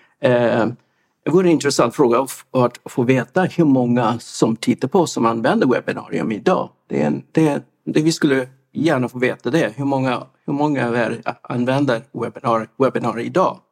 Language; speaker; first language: Swedish; non-native, fluent; English